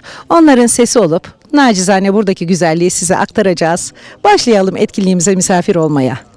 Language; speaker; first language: Turkish; native; Turkish